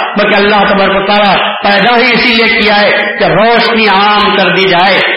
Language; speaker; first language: Urdu; native; Urdu